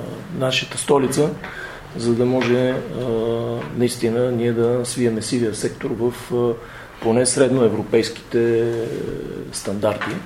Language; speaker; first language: Bulgarian; native; Bulgarian